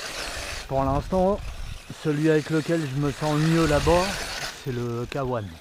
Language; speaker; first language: French; native; French